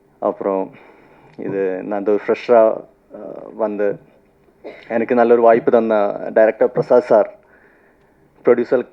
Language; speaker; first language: Tamil; non-native, fluent; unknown